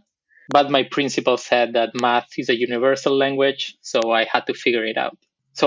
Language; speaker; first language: English; non-native, fluent; Spanish